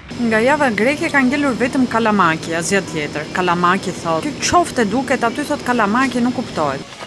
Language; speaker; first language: Albanian; early bilingual, heritage; Albanian